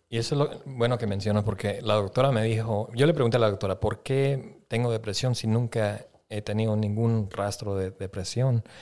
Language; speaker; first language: Spanish; early bilingual, heritage; Spanish